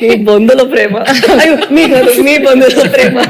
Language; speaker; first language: Telugu; non-native, fluent; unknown